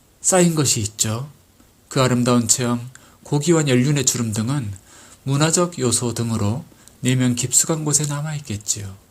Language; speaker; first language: Korean; native; Korean